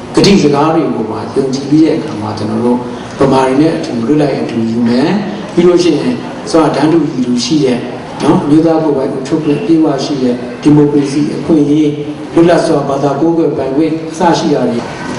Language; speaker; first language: Burmese; non-native, local second language; Kachin